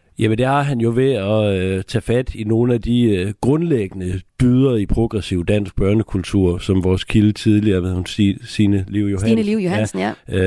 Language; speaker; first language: Danish; native; Danish